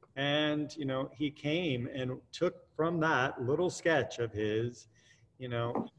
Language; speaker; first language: English; native; English